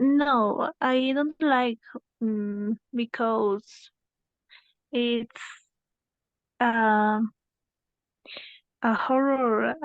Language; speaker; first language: English; non-native, learner; Spanish